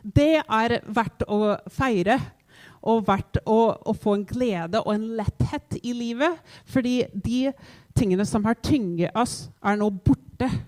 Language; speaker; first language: Norwegian; non-native, fluent; English